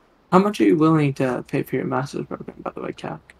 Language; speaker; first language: English; native; English